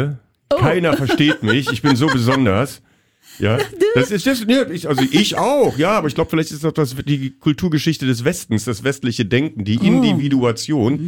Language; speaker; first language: German; native; German